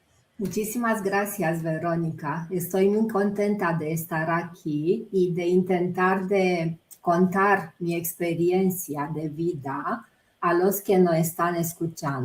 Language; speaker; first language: Spanish; non-native, fluent; Romanian